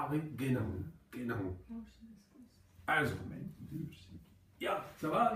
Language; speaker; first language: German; non-native, fluent; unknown